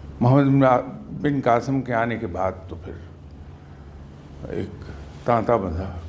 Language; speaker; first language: Urdu; native; Urdu